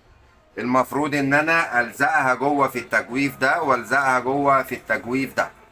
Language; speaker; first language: Arabic; native; Arabic